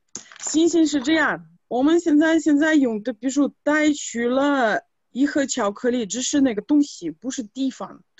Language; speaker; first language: Chinese; non-native, fluent; Russian